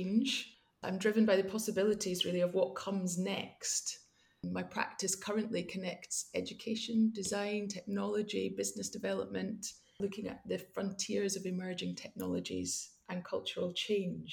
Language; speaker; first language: English; native; English